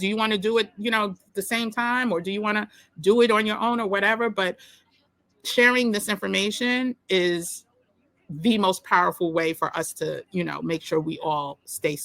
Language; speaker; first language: English; native; English